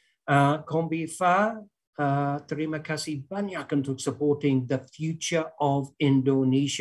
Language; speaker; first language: Indonesian; non-native, fluent; English